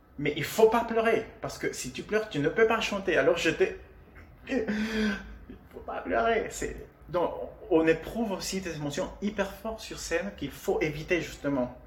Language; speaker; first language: French; non-native, fluent; Spanish